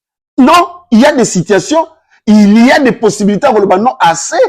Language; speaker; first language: French; non-native, local second language; Lingala